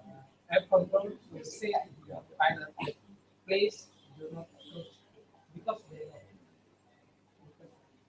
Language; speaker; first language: English; non-native, learner; Indonesian